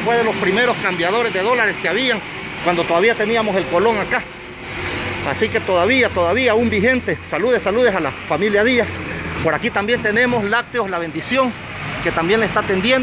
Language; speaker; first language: Spanish; native; Spanish